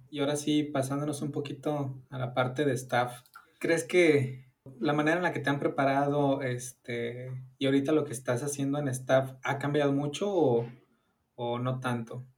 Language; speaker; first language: Spanish; native; Spanish